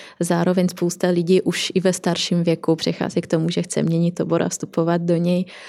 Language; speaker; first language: Czech; non-native, fluent; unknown